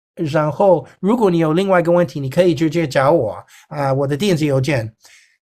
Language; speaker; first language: Chinese; non-native, fluent; English